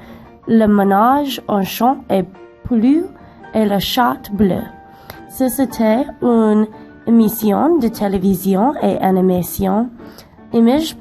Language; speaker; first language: French; non-native, learner; English